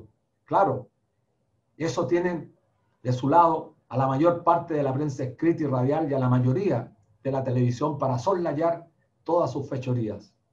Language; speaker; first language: Spanish; native; Spanish